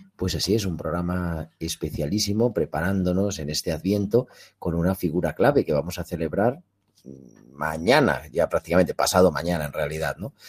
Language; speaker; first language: Spanish; native; Spanish